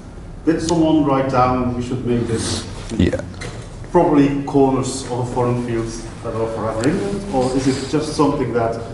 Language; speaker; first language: English; non-native, fluent; Dutch